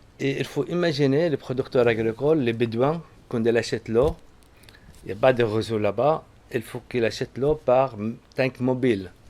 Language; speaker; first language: French; non-native, fluent; Arabic